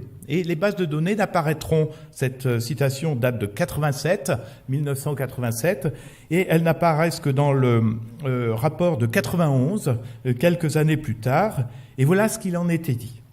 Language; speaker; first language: French; native; French